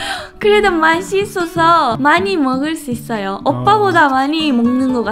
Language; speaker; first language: Korean; non-native, fluent; Japanese